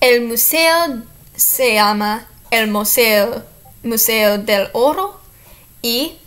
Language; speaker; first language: Spanish; non-native, learner; English